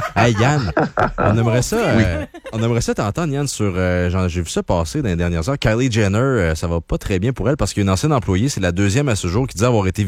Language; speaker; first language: French; native; French